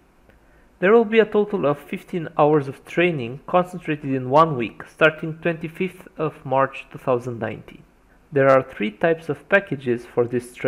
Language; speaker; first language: English; non-native, fluent; Romanian